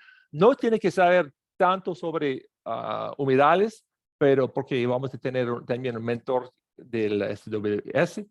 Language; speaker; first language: Spanish; non-native, fluent; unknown